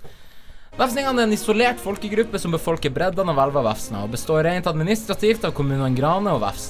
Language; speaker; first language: Norwegian; native; Norwegian